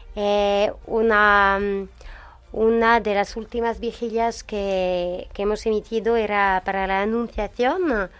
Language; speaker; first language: Spanish; non-native, fluent; French